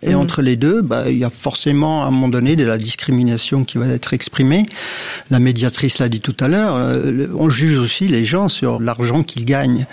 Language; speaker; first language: French; early bilingual, other home language; Dutch